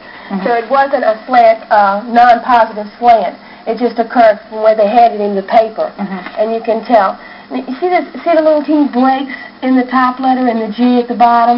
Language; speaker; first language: English; native; English